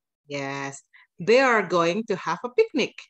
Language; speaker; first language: English; non-native, fluent; Indonesian